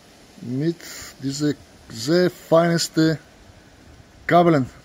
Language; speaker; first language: German; non-native, learner; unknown